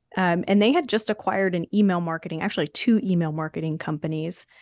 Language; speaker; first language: English; native; English